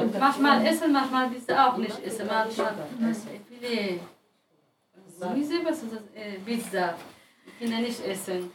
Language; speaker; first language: German; non-native, learner; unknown